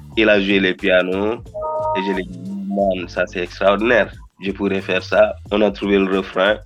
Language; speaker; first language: French; non-native, local second language; Wolof